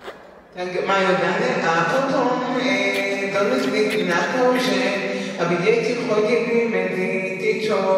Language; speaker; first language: Slovak; early bilingual, heritage; Slovak